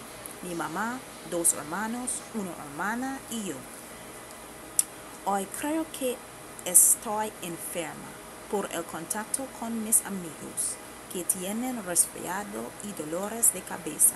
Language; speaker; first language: Spanish; non-native, learner; English